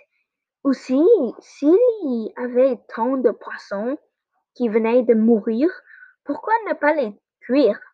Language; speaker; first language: French; non-native, learner; English